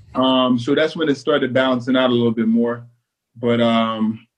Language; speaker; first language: English; native; English